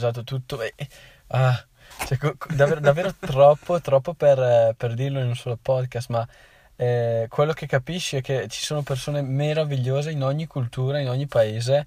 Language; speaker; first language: Italian; native; Italian